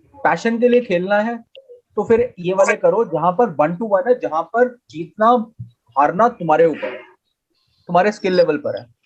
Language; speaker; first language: Hindi; native; Hindi